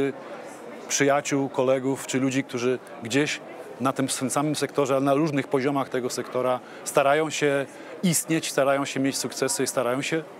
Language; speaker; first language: Polish; native; Polish